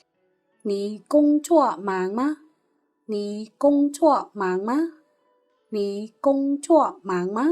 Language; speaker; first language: Chinese; non-native, fluent; Khmer